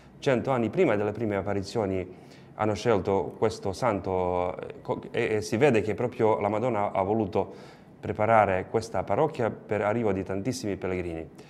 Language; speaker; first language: Italian; non-native, fluent; Croatian